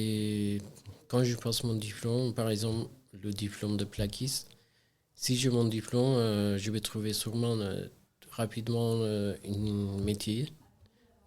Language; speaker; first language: French; non-native, learner; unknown